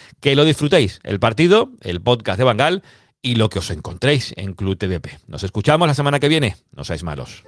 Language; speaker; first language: Spanish; native; Spanish